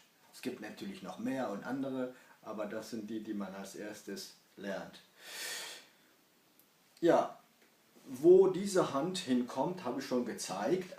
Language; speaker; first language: German; early bilingual, other home language; Kurdish